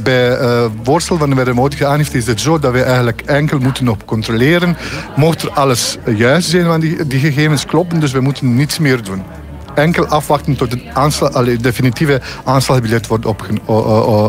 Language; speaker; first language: Dutch; non-native, fluent; Bosnian